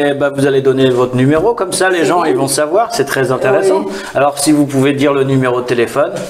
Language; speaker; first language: French; native; French